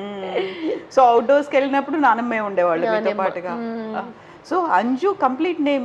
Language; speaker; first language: Telugu; native; Telugu